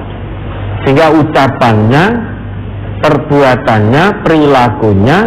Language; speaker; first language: Indonesian; non-native, local second language; Javanese